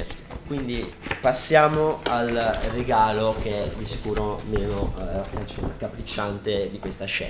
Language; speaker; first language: Italian; native; Italian